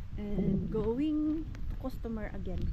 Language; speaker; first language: English; non-native, learner; Filipino